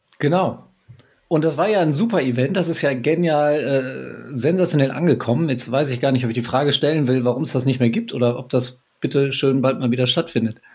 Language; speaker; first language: German; native; German